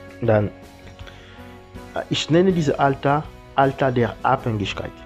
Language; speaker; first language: German; non-native, learner; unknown